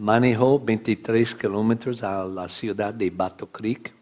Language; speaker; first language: Spanish; non-native, learner; English